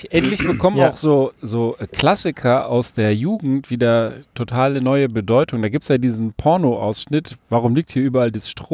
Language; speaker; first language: German; native; German